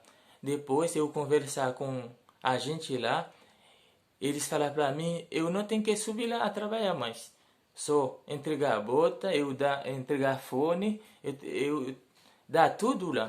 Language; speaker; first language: Portuguese; non-native, learner; Haitian Creole